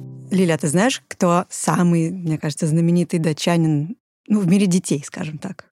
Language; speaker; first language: Russian; native; Russian